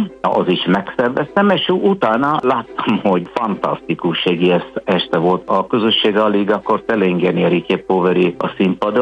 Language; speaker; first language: Hungarian; non-native, fluent; Italian